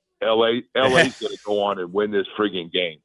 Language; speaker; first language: English; native; English